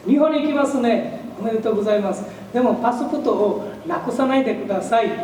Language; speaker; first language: Japanese; non-native, learner; Bangla